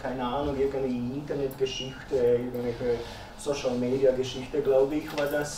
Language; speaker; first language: German; early bilingual, other home language; Croatian